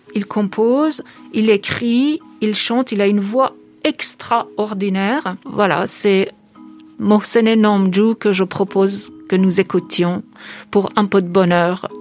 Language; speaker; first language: French; non-native, fluent; Persian